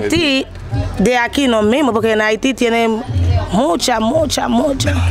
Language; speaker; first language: Spanish; non-native, learner; Haitian Creole